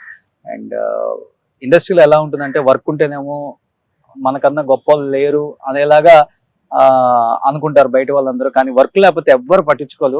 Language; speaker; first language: Telugu; native; Telugu